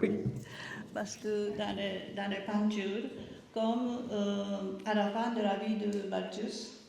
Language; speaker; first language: French; non-native, learner; Japanese